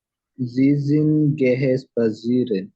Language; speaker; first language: German; non-native, learner; Malayalam